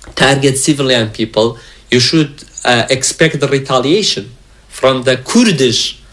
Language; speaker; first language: English; non-native, fluent; Kurdish